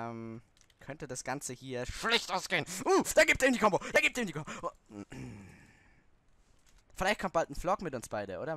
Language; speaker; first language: German; native; German